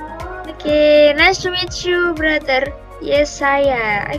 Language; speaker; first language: English; non-native, learner; Indonesian